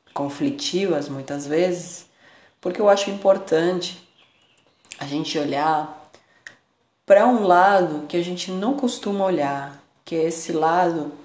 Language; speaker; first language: Portuguese; non-native, fluent; Spanish